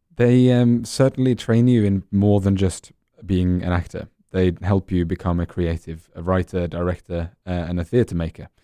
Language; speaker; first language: English; non-native, fluent; Norwegian